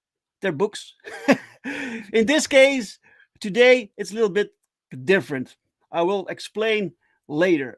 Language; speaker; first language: English; non-native, fluent; Dutch